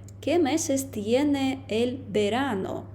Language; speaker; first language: Spanish; non-native, fluent; Ukrainian